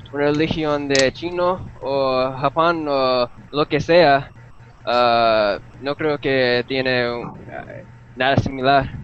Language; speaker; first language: Spanish; non-native, learner; English